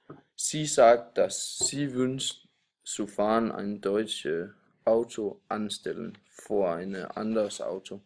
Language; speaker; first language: German; non-native, learner; Danish